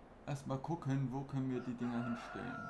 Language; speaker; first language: German; native; German